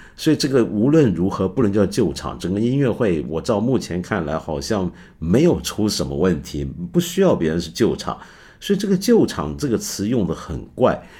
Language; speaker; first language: Chinese; non-native, local second language; Cantonese